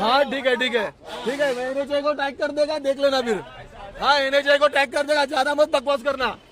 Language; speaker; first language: Hindi; non-native, local second language; Marathi